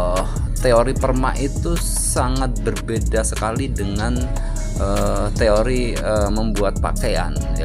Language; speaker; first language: Indonesian; native; Indonesian